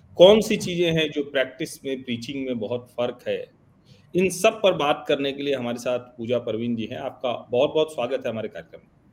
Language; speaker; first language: Hindi; native; Hindi